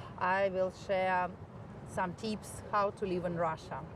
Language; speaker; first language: English; non-native, fluent; Russian